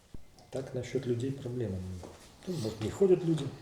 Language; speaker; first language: Russian; native; Russian